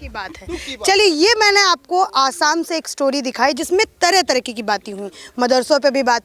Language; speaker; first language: Hindi; native; Hindi